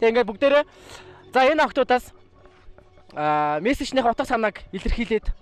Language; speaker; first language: Mongolian; native; Mongolian